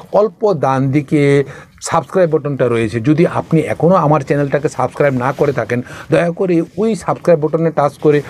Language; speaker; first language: Bangla; non-native, local second language; Kok Borok